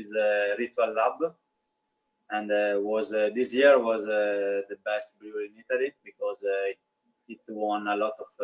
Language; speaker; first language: English; non-native, learner; Italian